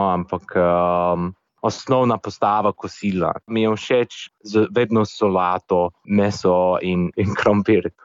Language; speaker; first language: Slovenian; non-native, fluent; English